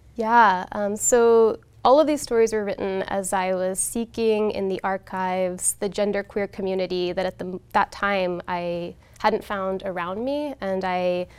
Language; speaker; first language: English; native; English